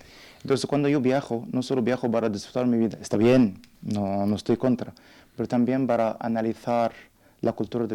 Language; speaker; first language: Spanish; non-native, learner; Arabic